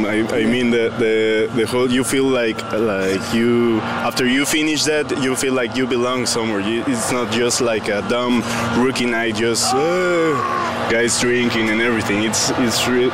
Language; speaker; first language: English; non-native, fluent; Spanish